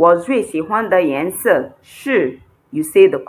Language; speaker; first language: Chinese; non-native, fluent; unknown